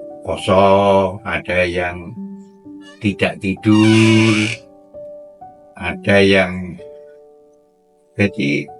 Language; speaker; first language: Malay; non-native, local second language; Javanese